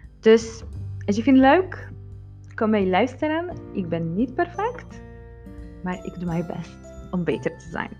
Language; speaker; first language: Dutch; non-native, learner; Polish